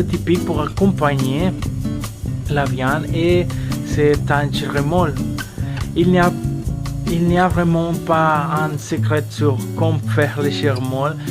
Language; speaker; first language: French; non-native, learner; Spanish